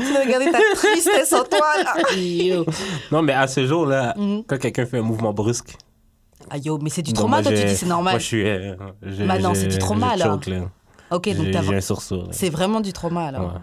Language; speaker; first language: French; native; French